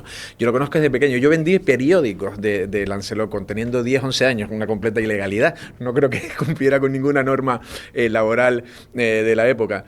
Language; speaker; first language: Spanish; native; Spanish